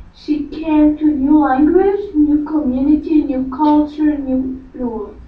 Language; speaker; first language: English; non-native, learner; Arabic